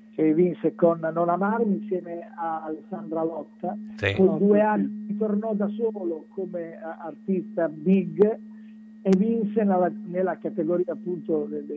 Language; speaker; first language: Italian; native; Italian